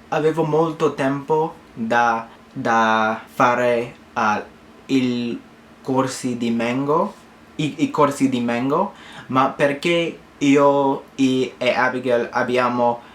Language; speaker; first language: Italian; non-native, learner; English